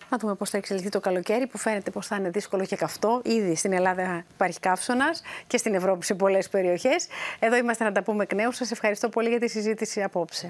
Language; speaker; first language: Greek; native; Greek